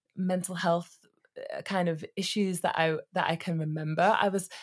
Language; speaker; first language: English; native; English